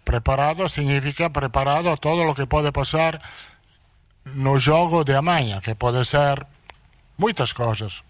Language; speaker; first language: Portuguese; non-native, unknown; Italian